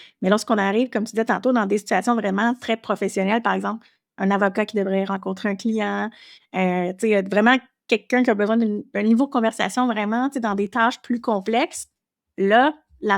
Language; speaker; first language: French; native; French